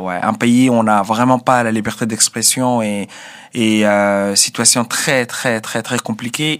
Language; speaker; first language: French; non-native, fluent; Arabic